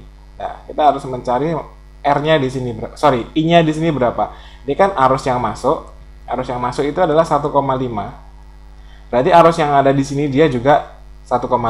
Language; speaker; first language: Indonesian; native; Indonesian